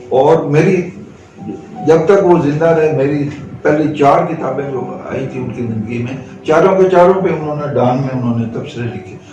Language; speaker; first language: Urdu; non-native, local second language; Punjabi